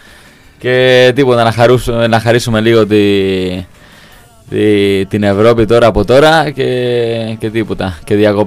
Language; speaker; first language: Greek; non-native, learner; Spanish